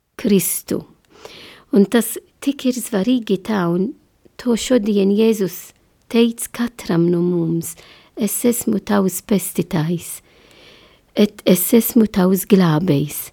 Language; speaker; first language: Latvian; non-native, learner; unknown